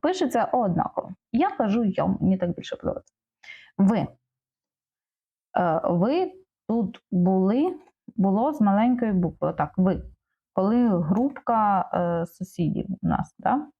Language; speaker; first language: Ukrainian; native; Ukrainian